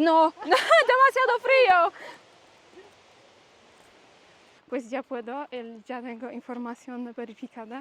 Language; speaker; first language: Spanish; non-native, learner; Polish